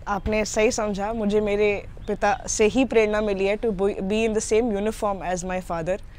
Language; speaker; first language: Hindi; native; Hindi